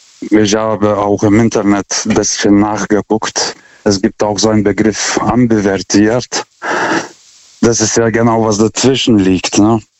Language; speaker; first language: German; non-native, fluent; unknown